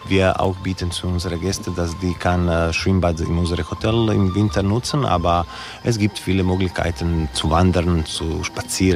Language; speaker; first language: German; non-native, learner; Croatian